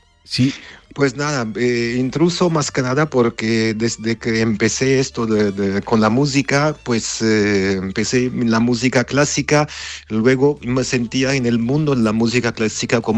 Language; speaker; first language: Spanish; non-native, fluent; Armenian